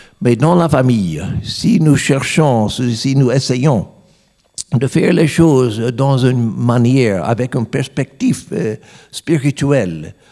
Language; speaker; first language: French; non-native, learner; English